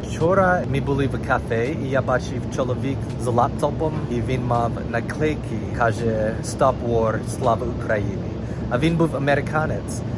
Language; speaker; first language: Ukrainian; non-native, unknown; English